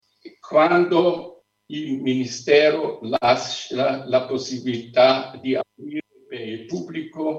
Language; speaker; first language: Italian; non-native, fluent; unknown